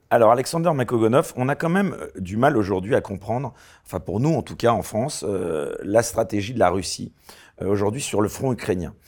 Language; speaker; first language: French; native; French